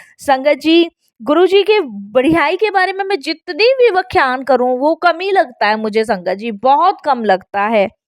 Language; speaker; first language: Hindi; native; Hindi